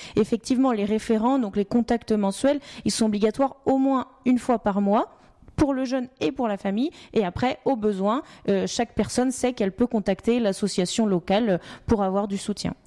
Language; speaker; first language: French; native; French